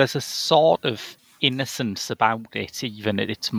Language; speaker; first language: English; native; English